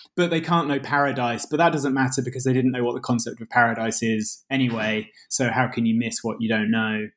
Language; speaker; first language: English; native; English